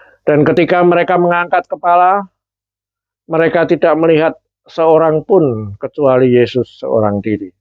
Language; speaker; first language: Indonesian; native; Indonesian